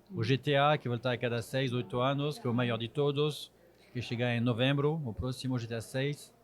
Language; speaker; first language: Portuguese; non-native, fluent; French